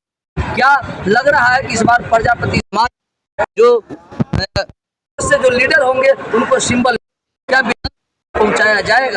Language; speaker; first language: Hindi; native; Hindi